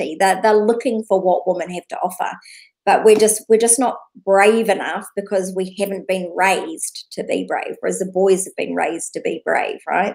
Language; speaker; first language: English; native; English